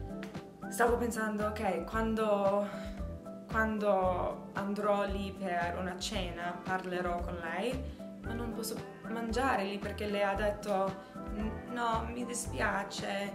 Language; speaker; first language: Italian; non-native, learner; English